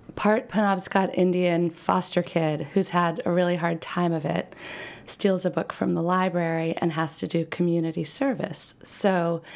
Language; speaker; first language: English; native; English